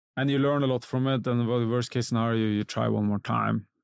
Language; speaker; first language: English; non-native, fluent; Norwegian